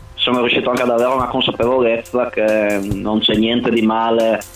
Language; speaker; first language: Italian; native; Italian